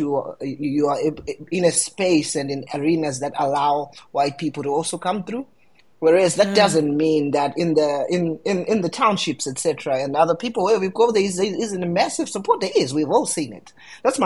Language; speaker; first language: English; non-native, local second language; Shona